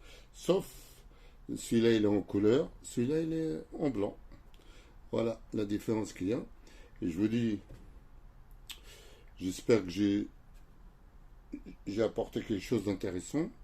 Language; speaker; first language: French; non-native, local second language; Arabic